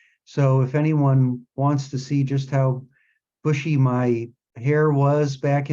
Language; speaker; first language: English; native; English